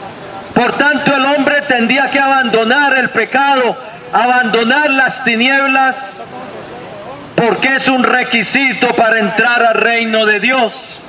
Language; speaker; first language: Spanish; native; Spanish